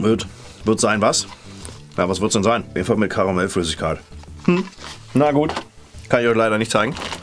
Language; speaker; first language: German; native; German